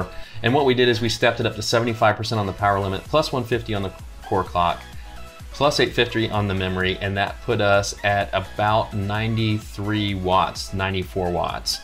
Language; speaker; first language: English; native; English